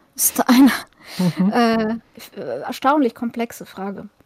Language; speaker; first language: German; early bilingual, other home language; Russian